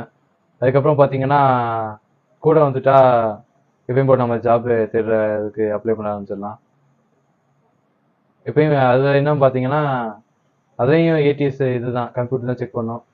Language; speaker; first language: Tamil; native; Tamil